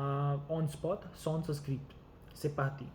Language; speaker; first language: French; non-native, learner; Gujarati